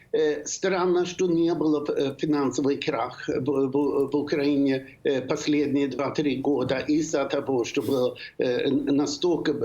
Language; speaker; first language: Russian; non-native, fluent; Swedish